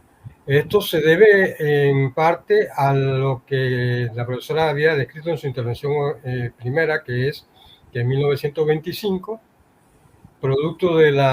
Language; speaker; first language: Spanish; native; Spanish